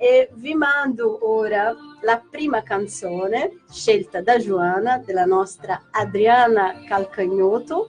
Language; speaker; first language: Italian; non-native, fluent; Portuguese